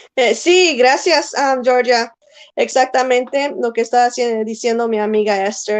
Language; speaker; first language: Spanish; early bilingual, heritage; Spanish